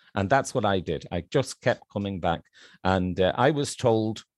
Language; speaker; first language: English; native; English